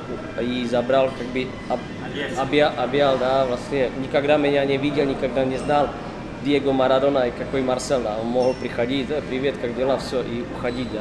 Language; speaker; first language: Russian; non-native, learner; Czech